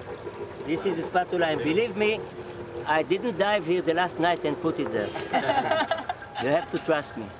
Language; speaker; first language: English; non-native, fluent; Hebrew